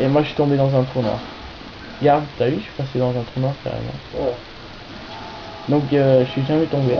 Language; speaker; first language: French; native; French